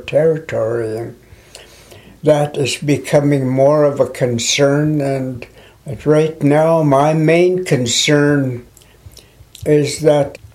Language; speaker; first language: English; non-native, local second language; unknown